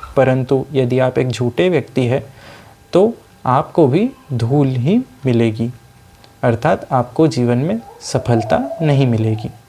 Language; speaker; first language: Hindi; non-native, local second language; Sindhi